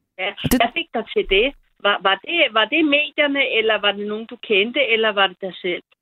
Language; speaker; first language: Danish; early bilingual, other home language; German